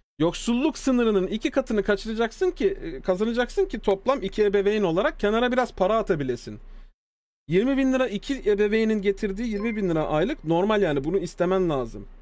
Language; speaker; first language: Turkish; early bilingual, heritage; Turkish